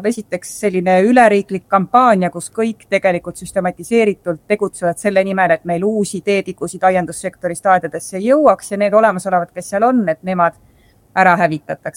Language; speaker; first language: Estonian; native; Estonian